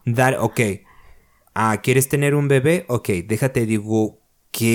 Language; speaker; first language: Spanish; early bilingual, other home language; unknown